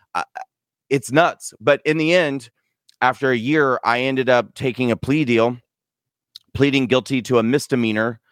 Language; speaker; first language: English; native; English